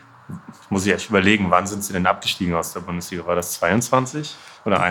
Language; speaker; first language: German; native; German